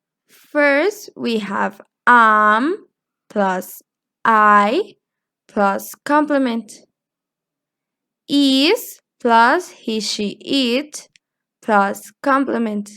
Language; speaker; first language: English; non-native, fluent; Spanish